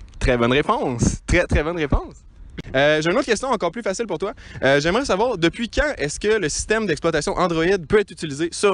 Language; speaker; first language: French; native; French